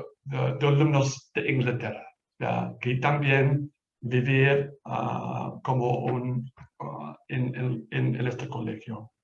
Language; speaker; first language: Spanish; non-native, fluent; English